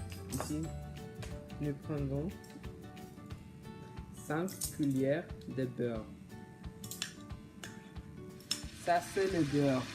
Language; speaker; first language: French; non-native, learner; English